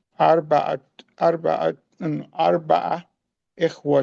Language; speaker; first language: Arabic; non-native, learner; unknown